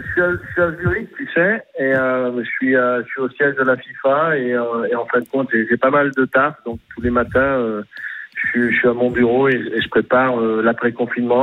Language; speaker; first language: French; native; French